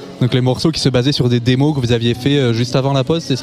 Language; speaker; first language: French; native; French